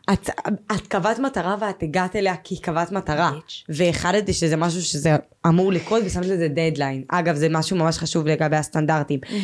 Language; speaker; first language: Hebrew; native; Hebrew